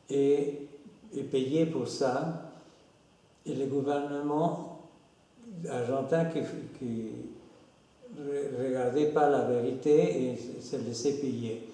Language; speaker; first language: French; non-native, fluent; Spanish